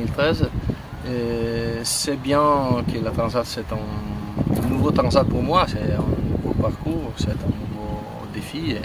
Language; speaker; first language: French; non-native, fluent; Italian